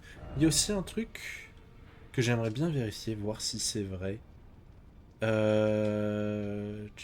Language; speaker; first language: French; native; French